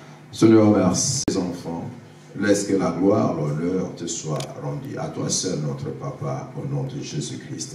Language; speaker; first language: French; non-native, local second language; Lingala